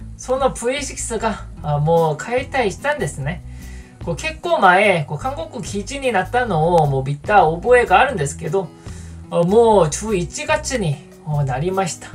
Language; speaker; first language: Japanese; non-native, fluent; Korean